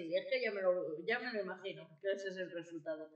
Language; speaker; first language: Spanish; native; Spanish